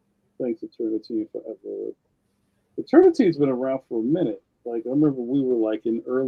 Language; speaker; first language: English; native; English